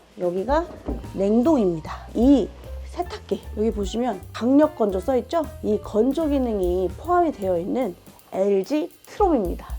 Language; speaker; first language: Korean; native; Korean